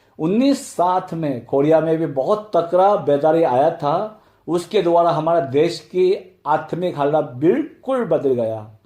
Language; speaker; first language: Hindi; non-native, fluent; Korean